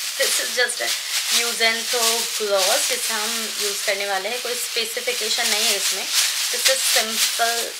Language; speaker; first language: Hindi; non-native, local second language; Gujarati